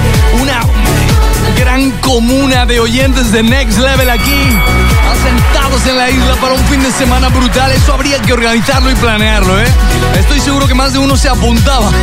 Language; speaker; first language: Spanish; native; Spanish